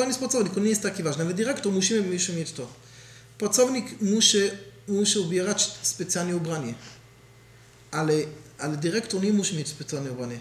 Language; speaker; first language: Polish; non-native, learner; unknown